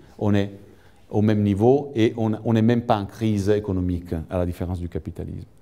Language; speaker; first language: French; non-native, fluent; Italian